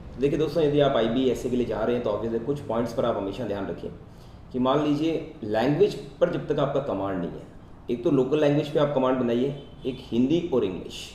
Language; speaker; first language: Hindi; native; Hindi